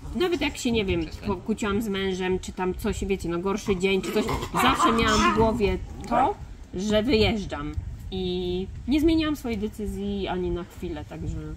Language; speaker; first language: Polish; native; Polish